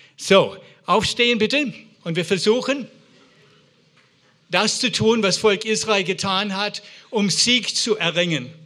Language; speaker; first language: German; non-native, fluent; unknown